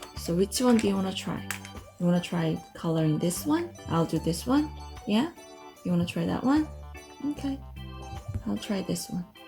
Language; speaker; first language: English; non-native, fluent; Korean